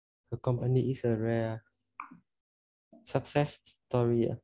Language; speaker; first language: English; non-native, learner; Vietnamese